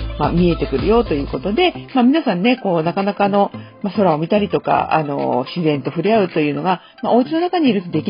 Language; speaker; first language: Japanese; native; Japanese